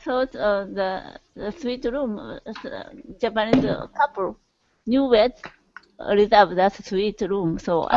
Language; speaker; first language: English; non-native, learner; Japanese